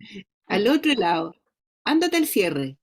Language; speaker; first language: Spanish; native; Spanish